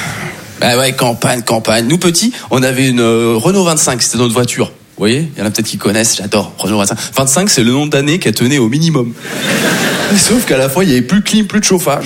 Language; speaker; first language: French; native; French